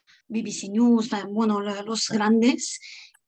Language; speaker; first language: Spanish; non-native, fluent; French